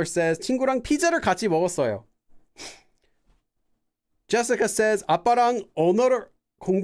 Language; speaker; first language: Korean; non-native, fluent; English